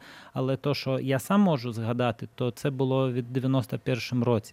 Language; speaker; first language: Ukrainian; non-native, learner; Lithuanian